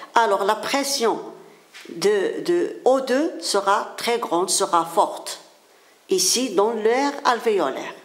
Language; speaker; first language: French; non-native, local second language; Arabic